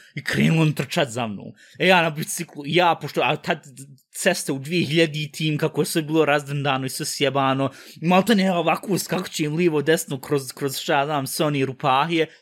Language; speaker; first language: Bosnian; early bilingual, heritage; Bosnian